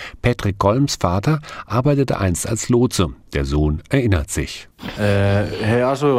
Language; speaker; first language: German; native; German